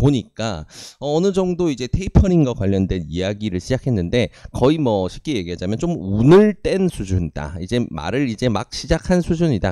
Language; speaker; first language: Korean; native; Korean